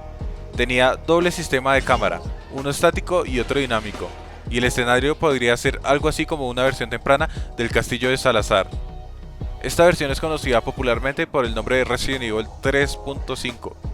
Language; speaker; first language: Spanish; native; Spanish